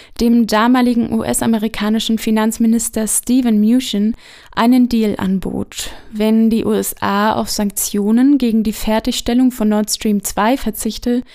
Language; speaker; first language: German; native; German